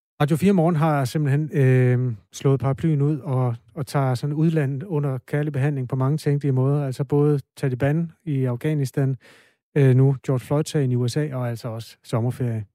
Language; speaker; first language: Danish; native; Danish